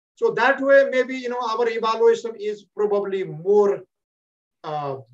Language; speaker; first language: English; non-native, local second language; Nepali